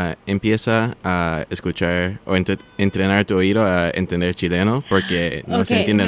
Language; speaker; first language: Spanish; early bilingual, heritage; Spanish